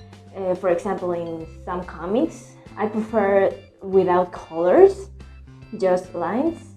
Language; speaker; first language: English; non-native, learner; Spanish